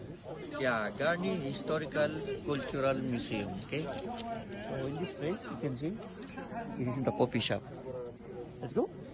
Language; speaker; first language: English; non-native, local second language; Filipino